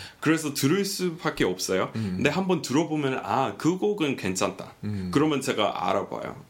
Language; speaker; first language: Korean; non-native, fluent; English